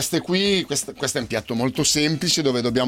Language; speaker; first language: Italian; native; Italian